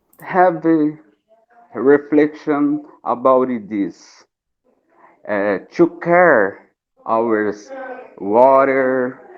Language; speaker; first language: English; non-native, learner; Portuguese